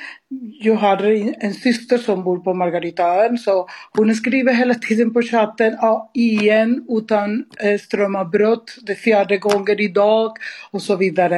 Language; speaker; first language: Swedish; non-native, fluent; Spanish